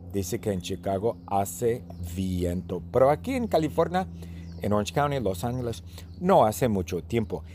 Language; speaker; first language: Spanish; early bilingual, heritage; Spanish